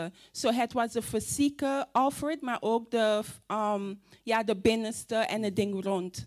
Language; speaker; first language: Dutch; non-native, fluent; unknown